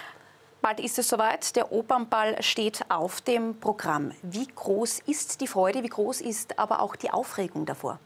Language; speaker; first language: German; native; German